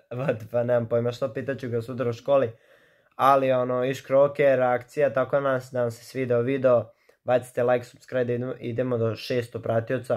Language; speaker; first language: Serbian; native; Serbian